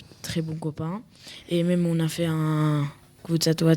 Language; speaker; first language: French; early bilingual, heritage; French